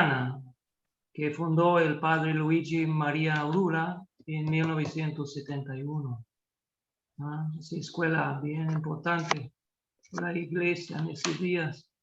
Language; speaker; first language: Spanish; non-native, fluent; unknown